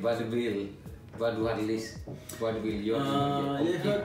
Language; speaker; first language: Norwegian; non-native, learner; Indonesian